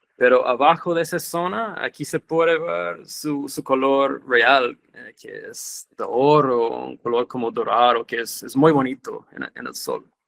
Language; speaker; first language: Spanish; non-native, fluent; English